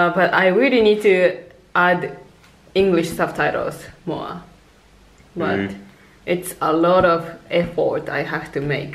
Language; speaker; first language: English; non-native, local second language; Japanese